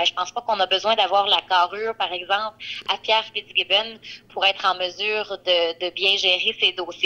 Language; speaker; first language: French; native; French